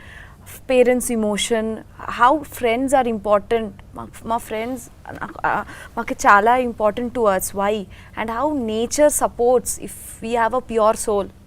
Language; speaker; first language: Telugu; non-native, learner; Bangla